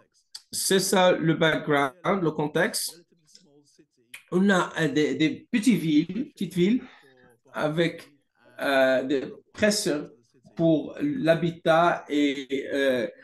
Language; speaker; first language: French; non-native, fluent; English